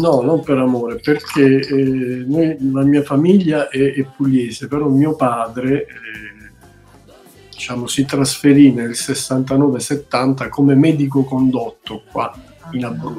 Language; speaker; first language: Italian; native; Italian